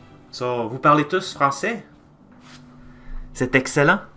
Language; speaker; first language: French; native; French